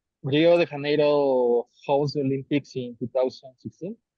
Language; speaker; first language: English; non-native, learner; Spanish